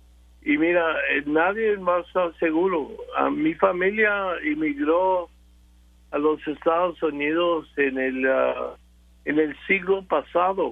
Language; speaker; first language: Spanish; early bilingual, other home language; English